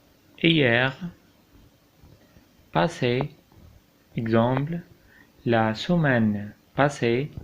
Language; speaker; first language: French; non-native, local second language; Arabic